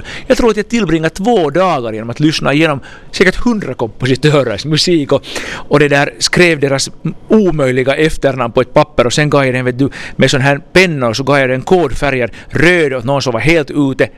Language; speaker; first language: Swedish; native; Swedish